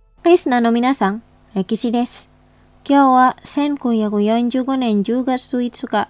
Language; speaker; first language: Japanese; non-native, fluent; Indonesian